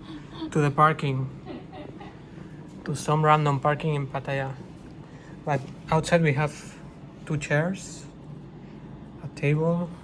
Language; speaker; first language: English; non-native, learner; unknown